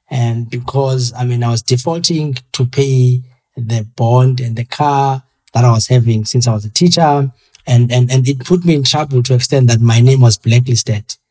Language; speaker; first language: English; non-native, local second language; Xhosa